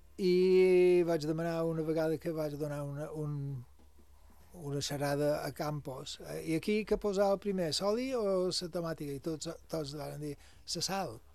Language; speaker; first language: Catalan; early bilingual, other home language; English